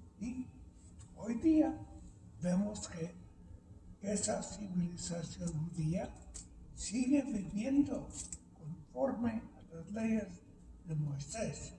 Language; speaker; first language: Spanish; early bilingual, heritage; Spanish